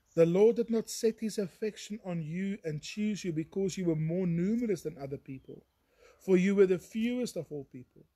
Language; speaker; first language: English; non-native, local second language; Afrikaans